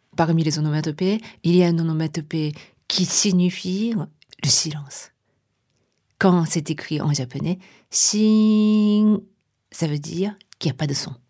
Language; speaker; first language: French; non-native, fluent; Japanese